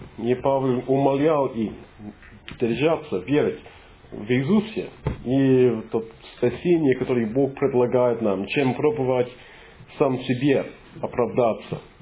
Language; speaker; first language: Russian; non-native, fluent; English